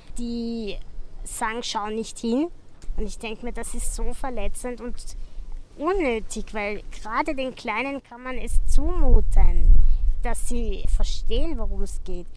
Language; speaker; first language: German; native; German